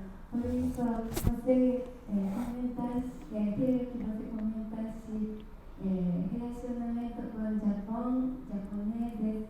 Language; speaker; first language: Portuguese; non-native, learner; Japanese